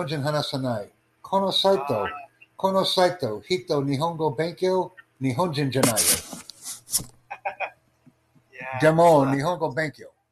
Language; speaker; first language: Japanese; non-native, learner; English